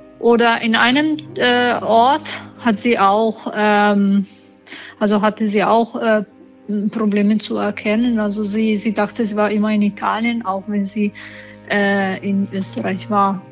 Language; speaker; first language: German; non-native, learner; Italian